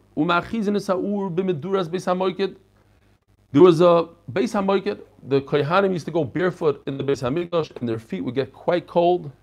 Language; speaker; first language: English; non-native, fluent; Hebrew